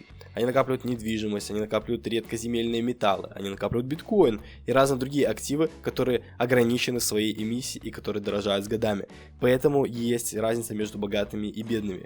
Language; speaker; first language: Russian; native; Russian